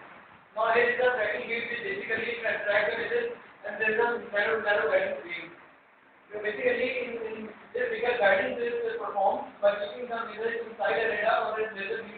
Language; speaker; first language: English; non-native, learner; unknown